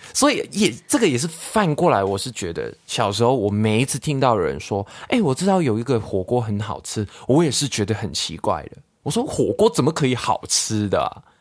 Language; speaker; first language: Chinese; non-native, local second language; Cantonese